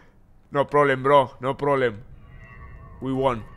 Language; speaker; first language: English; non-native, learner; Spanish